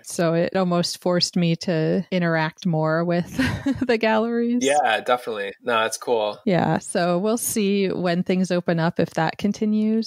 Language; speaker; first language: English; native; English